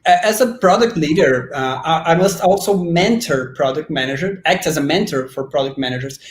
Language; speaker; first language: English; non-native, fluent; Portuguese